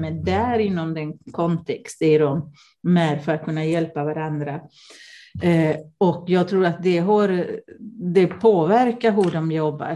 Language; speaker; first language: Swedish; non-native, fluent; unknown